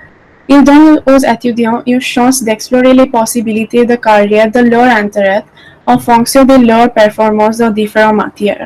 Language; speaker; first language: French; non-native, learner; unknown